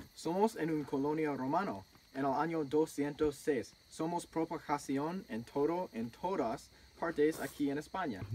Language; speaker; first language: Spanish; non-native, learner; English